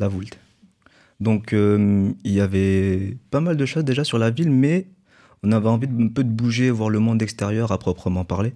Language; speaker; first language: French; native; French